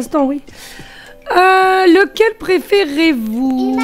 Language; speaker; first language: French; native; French